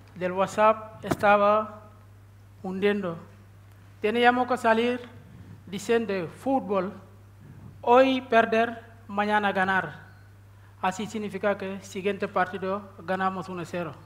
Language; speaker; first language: Spanish; non-native, learner; Wolof